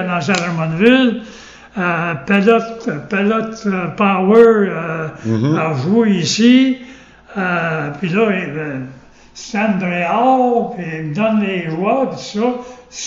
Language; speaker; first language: French; native; French